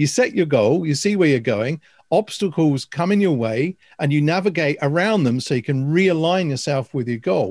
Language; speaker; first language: English; native; English